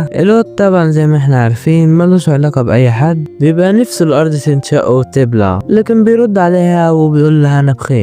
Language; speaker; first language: Arabic; native; Arabic